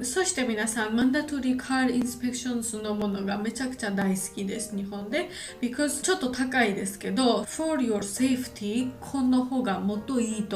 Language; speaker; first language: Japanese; non-native, learner; Georgian